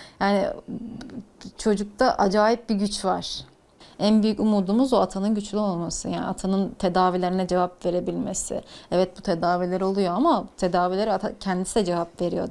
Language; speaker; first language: Turkish; native; Turkish